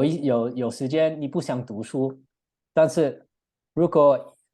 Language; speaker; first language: Chinese; non-native, learner; English